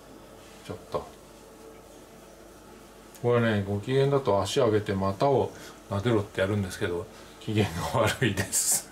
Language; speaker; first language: Japanese; native; Japanese